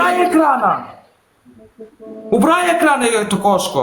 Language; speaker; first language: Russian; non-native, learner; Turkmen